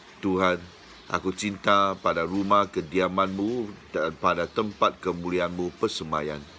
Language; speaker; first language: Malay; non-native, local second language; Chinese